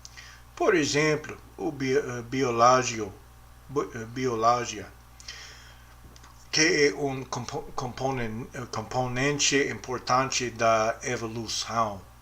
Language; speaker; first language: Portuguese; non-native, learner; English